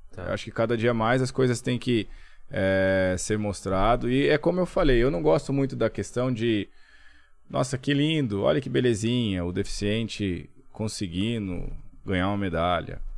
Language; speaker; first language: Portuguese; native; Portuguese